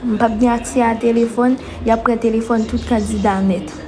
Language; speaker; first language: French; non-native, learner; Haitian Creole